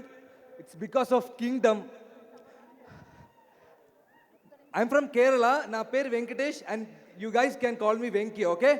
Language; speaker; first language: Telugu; non-native, learner; Malayalam